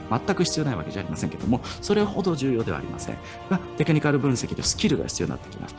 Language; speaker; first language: Japanese; native; Japanese